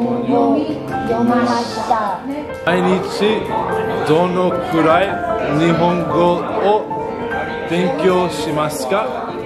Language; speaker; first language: Japanese; non-native, learner; English